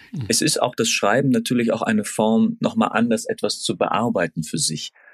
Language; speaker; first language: German; early bilingual, other home language; Turkish